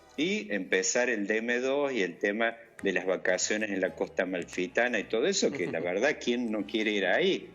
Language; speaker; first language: Spanish; native; Spanish